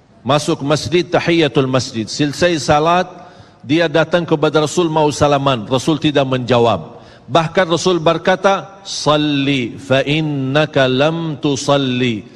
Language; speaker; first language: Malay; native; Malay